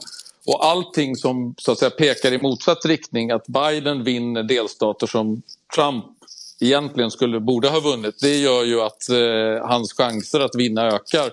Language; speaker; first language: Swedish; native; Swedish